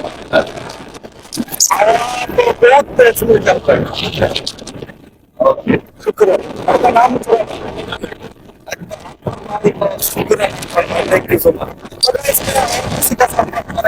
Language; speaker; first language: Hindi; non-native, learner; Bangla